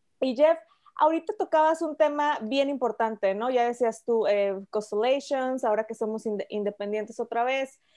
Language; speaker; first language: Spanish; native; Spanish